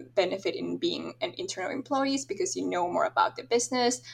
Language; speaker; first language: English; non-native, fluent; Thai